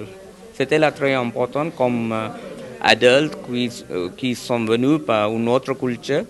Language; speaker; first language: French; non-native, learner; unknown